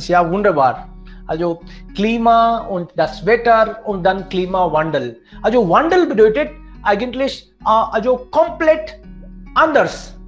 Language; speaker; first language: German; non-native, fluent; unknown